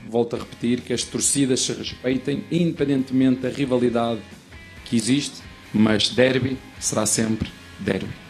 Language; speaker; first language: Portuguese; native; Portuguese